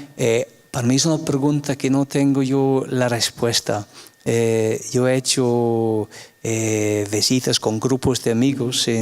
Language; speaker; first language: Spanish; non-native, fluent; English